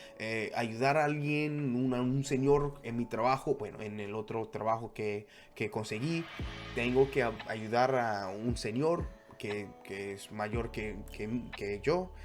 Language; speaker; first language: Spanish; non-native, fluent; English